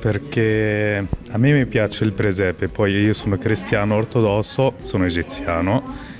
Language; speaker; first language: Italian; non-native, fluent; Arabic